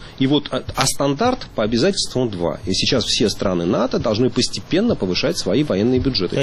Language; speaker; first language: Russian; native; Russian